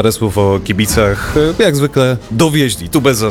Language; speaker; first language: Polish; native; Polish